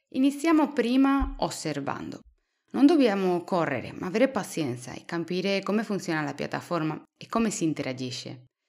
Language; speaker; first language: Italian; non-native, fluent; Spanish